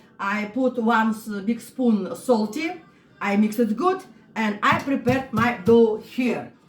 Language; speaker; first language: English; non-native, learner; Russian